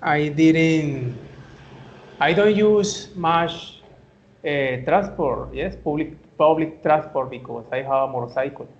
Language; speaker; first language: English; non-native, learner; Spanish